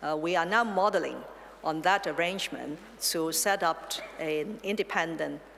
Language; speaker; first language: English; non-native, local second language; Chinese